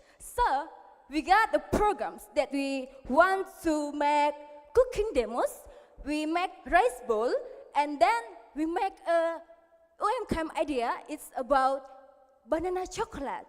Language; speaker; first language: English; non-native, learner; Indonesian